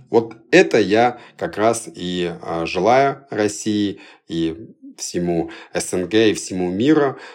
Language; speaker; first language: Russian; early bilingual, other home language; Georgian